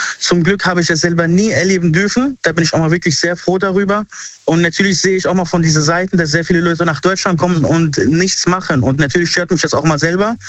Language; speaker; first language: German; early bilingual, other home language; Arabic